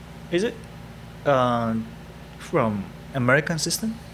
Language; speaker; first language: English; non-native, fluent; Japanese